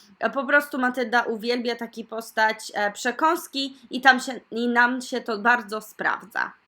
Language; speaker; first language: Polish; native; Polish